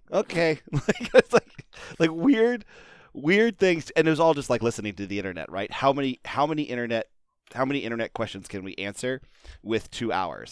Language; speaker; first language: English; native; English